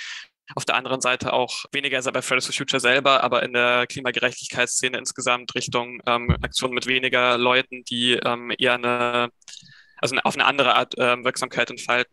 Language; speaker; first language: German; native; German